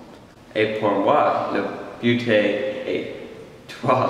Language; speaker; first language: French; non-native, learner; English